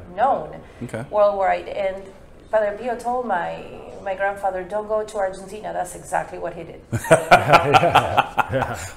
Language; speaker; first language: English; non-native, fluent; Spanish